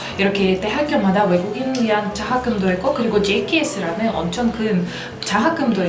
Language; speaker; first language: Korean; non-native, fluent; Russian